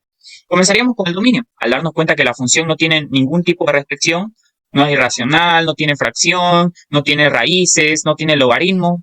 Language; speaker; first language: Spanish; native; Spanish